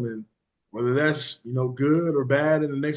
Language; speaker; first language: English; native; English